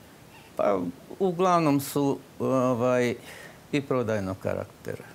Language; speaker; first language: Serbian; non-native, local second language; Slovak